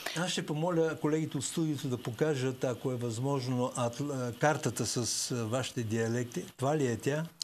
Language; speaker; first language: Bulgarian; native; Bulgarian